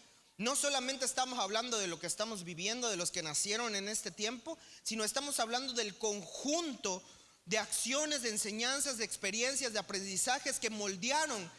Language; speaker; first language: Spanish; native; Spanish